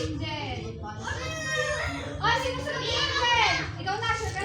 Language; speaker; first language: Filipino; non-native, local second language; Cebuano